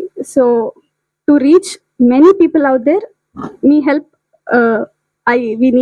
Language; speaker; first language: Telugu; non-native, learner; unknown